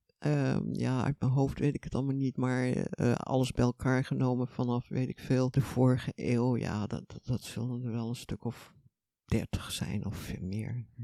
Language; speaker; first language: Dutch; native; Dutch